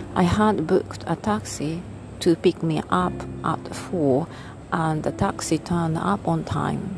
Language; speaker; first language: English; non-native, fluent; Japanese